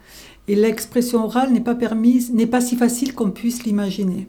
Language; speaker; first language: French; native; French